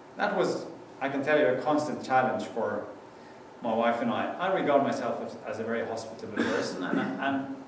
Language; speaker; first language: English; non-native, fluent; Norwegian